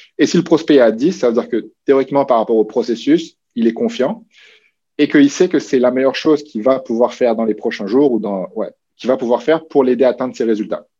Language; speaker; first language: French; native; French